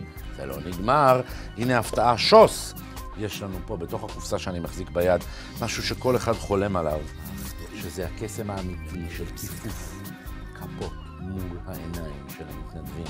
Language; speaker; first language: Hebrew; native; Hebrew